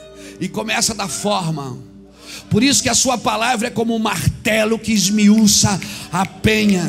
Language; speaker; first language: Portuguese; native; Portuguese